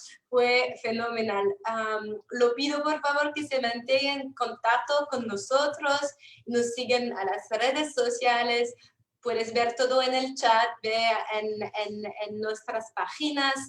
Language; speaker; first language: Spanish; non-native, fluent; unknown